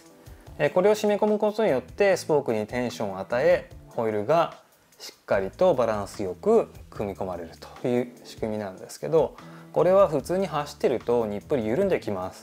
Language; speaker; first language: Japanese; native; Japanese